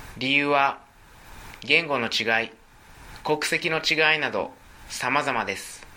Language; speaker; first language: Japanese; native; Japanese